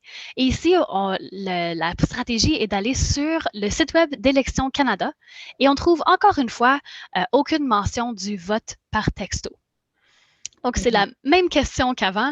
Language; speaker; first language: French; native; French